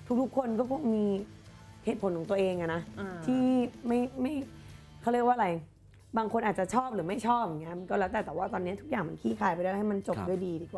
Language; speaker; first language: Thai; native; Thai